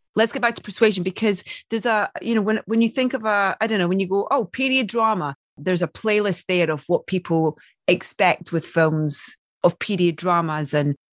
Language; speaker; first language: English; native; English